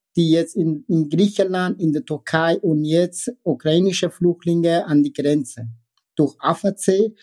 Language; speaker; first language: German; non-native, fluent; Persian